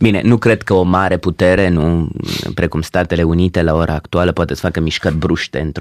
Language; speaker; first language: Romanian; native; Romanian